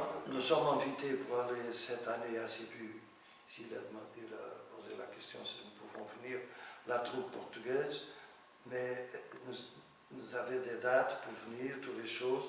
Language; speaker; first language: French; non-native, fluent; Portuguese